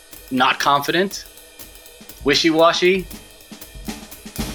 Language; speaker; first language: English; early bilingual, other home language; Japanese